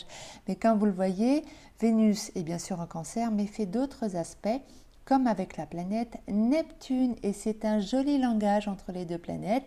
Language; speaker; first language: French; native; French